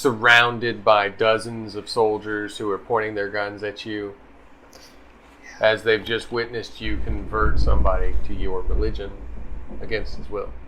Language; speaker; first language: English; native; English